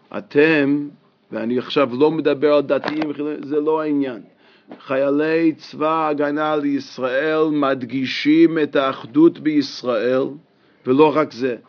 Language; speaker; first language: Hebrew; non-native, fluent; English